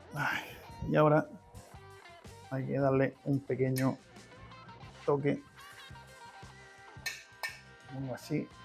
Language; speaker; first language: Spanish; native; Spanish